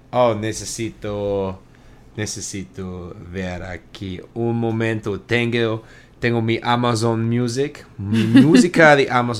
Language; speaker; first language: Spanish; non-native, learner; German